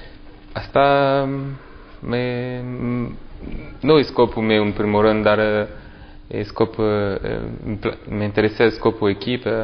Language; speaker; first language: Romanian; non-native, learner; French